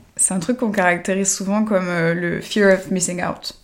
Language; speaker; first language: French; native; French